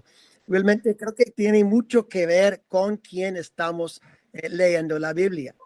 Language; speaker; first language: Spanish; non-native, fluent; English